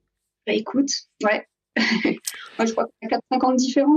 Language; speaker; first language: French; native; French